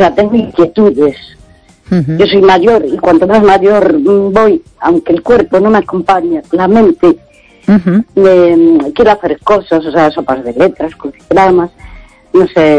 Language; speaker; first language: Spanish; native; Spanish